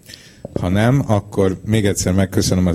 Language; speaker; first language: Hungarian; native; Hungarian